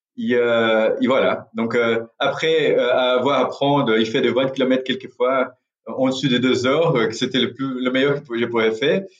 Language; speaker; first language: French; non-native, fluent; Portuguese